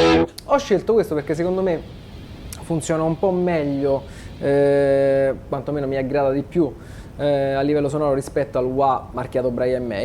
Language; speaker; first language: Italian; native; Italian